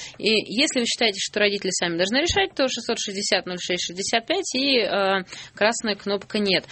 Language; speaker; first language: Russian; native; Russian